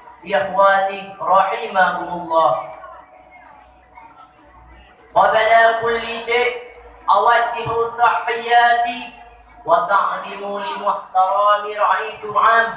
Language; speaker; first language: Arabic; non-native, learner; Achinese